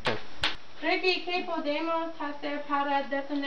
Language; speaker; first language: Spanish; non-native, learner; English